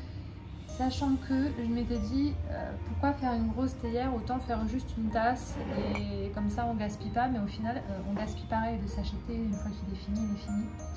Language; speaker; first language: French; native; French